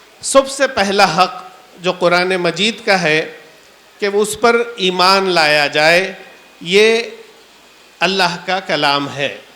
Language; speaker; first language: Urdu; native; Urdu